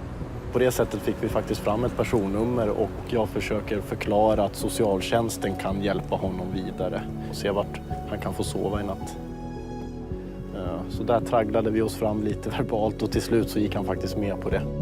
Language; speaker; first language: Swedish; native; Swedish